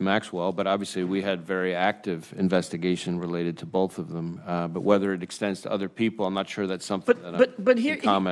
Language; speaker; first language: English; native; English